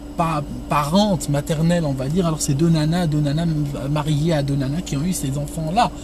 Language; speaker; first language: French; non-native, local second language; Arabic